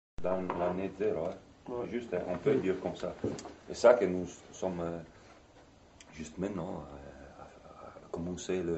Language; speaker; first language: French; non-native, fluent; Italian